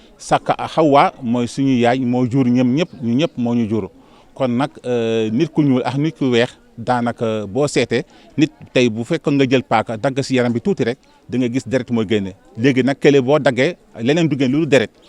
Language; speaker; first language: Wolof; native; Wolof